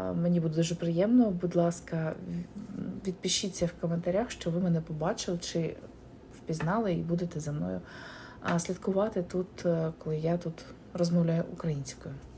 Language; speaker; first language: Ukrainian; non-native, local second language; Russian